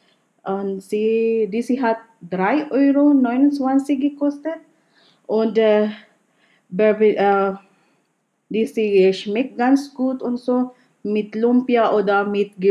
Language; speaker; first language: German; non-native, learner; Filipino